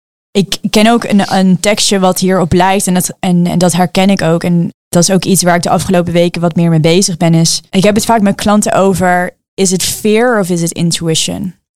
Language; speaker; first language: Dutch; early bilingual, heritage; Dutch